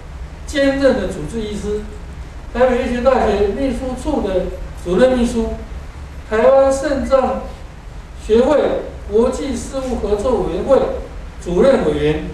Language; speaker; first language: Chinese; native; Chinese